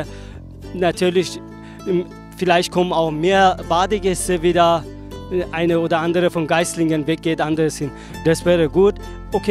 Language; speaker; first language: German; non-native, learner; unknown